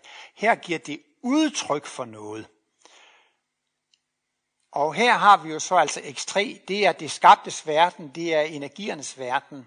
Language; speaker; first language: Danish; native; Danish